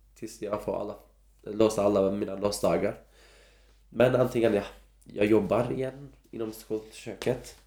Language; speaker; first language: Swedish; non-native, fluent; Turkish